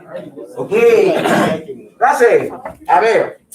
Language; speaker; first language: Spanish; non-native, fluent; English